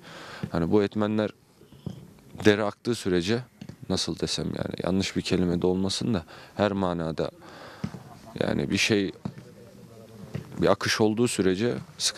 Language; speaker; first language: Turkish; native; Turkish